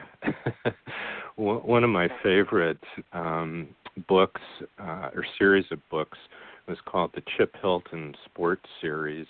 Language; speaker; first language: English; native; English